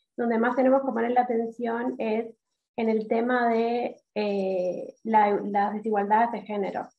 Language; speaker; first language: Spanish; native; Spanish